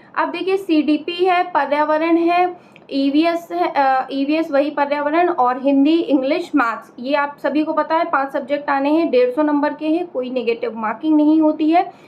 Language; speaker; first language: Hindi; native; Hindi